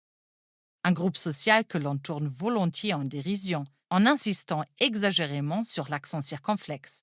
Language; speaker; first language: French; non-native, fluent; German